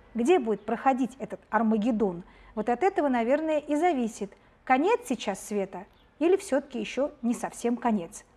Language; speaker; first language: Russian; native; Russian